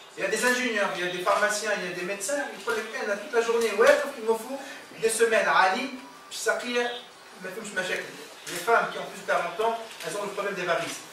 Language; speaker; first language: French; non-native, local second language; Arabic